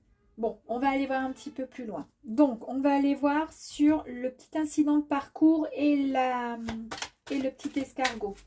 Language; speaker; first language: French; native; French